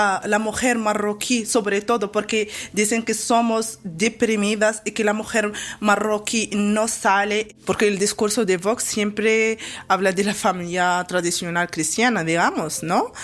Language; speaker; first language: Spanish; non-native, fluent; Arabic